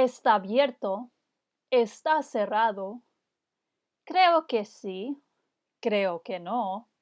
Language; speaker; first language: Spanish; non-native, fluent; English